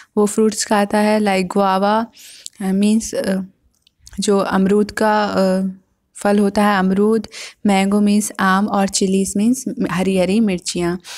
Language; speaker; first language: Hindi; native; Hindi